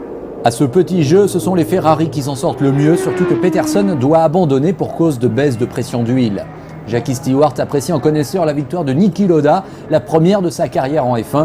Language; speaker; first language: French; native; French